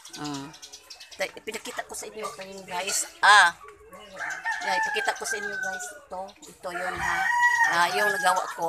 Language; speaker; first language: Filipino; non-native, local second language; Cebuano